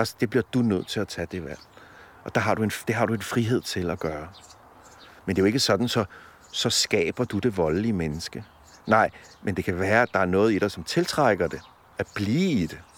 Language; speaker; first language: Danish; early bilingual, other home language; Polish